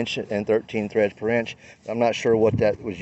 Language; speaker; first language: English; native; English